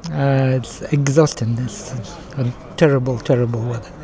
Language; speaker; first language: English; non-native, fluent; Ukrainian